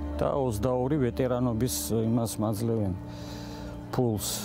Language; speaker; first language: Georgian; native; Georgian